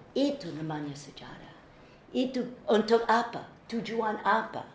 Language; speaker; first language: Indonesian; non-native, fluent; English